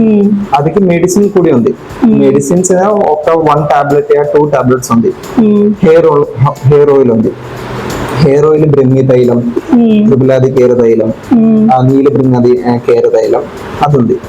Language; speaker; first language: Telugu; non-native, learner; Malayalam